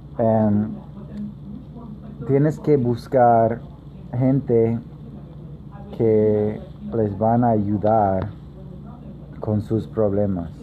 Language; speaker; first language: Spanish; non-native, learner; English